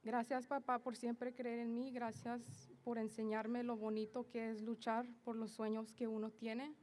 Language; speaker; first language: Spanish; early bilingual, other home language; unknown